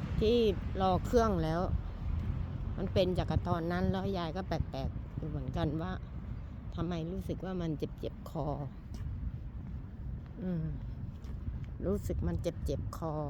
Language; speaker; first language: Thai; native; Thai